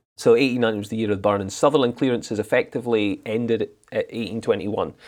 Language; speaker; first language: English; native; English